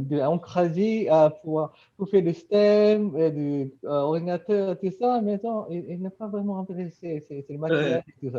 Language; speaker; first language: French; non-native, fluent; Japanese